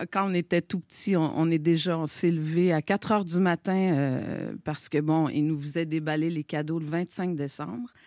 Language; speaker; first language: French; native; French